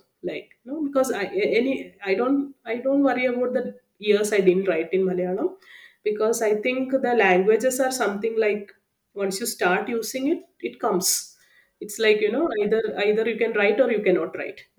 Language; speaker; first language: English; non-native, local second language; Malayalam